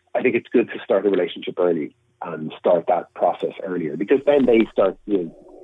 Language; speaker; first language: English; native; English